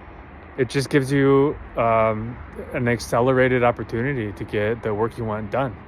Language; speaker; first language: English; native; English